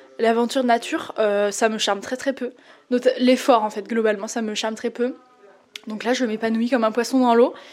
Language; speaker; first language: French; native; French